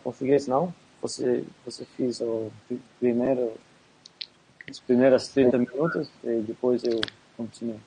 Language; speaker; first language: Portuguese; non-native, learner; Dutch